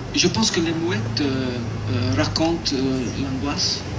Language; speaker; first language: French; non-native, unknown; Maltese